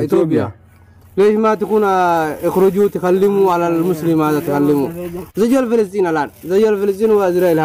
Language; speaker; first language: Arabic; non-native, learner; Oromo